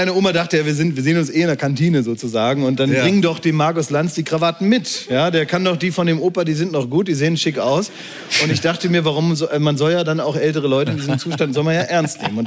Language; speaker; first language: German; native; German